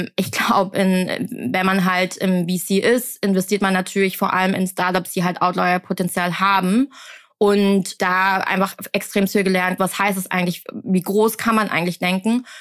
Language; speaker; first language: German; early bilingual, other home language; Vietnamese